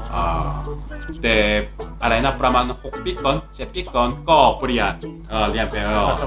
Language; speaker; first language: Thai; non-native, learner; Korean